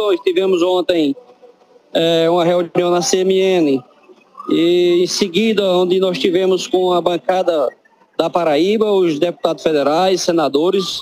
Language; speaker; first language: Portuguese; native; Portuguese